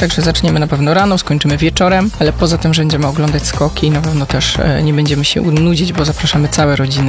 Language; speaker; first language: Polish; native; Polish